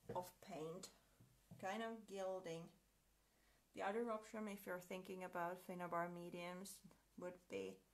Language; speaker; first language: English; non-native, fluent; Finnish